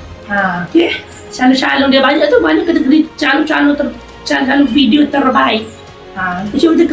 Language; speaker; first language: Malay; native; Malay